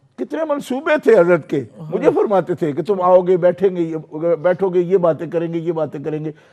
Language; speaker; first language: Urdu; non-native, local second language; Punjabi